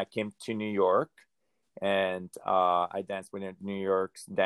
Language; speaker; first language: English; non-native, fluent; Hungarian